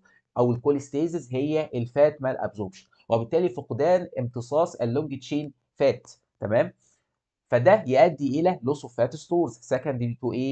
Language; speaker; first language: Arabic; native; Arabic